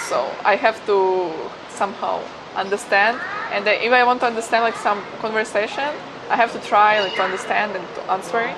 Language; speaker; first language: English; non-native, fluent; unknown